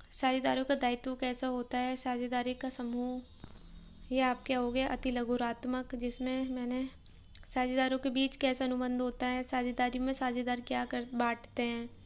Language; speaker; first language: Hindi; native; Hindi